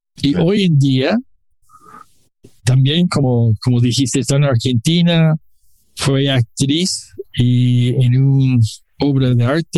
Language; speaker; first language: Spanish; non-native, learner; English